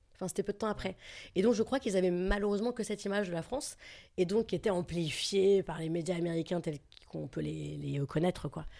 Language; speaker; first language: French; native; French